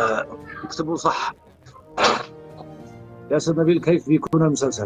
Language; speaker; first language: Arabic; native; Arabic